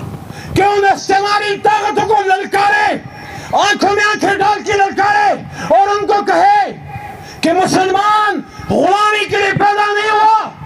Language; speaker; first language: Urdu; native; Urdu